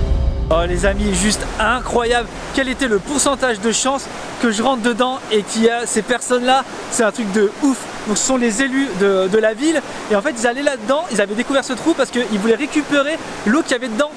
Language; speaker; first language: French; native; French